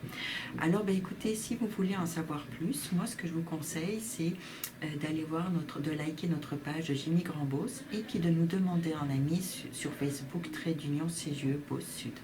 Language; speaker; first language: French; native; French